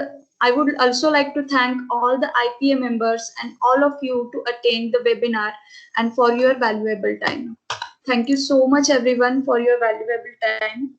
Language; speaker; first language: English; non-native, local second language; Marathi